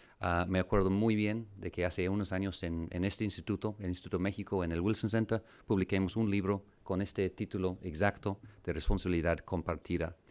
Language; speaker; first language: Spanish; non-native, fluent; English